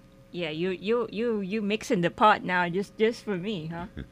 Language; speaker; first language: English; early bilingual, other home language; French